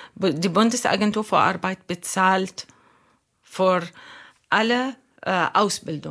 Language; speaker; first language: German; non-native, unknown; Arabic